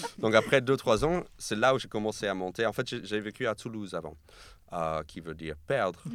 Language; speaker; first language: French; non-native, fluent; English